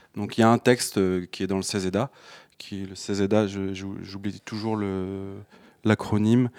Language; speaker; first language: French; native; French